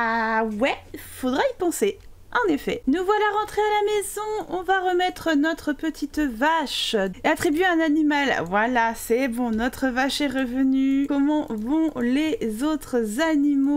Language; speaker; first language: French; native; French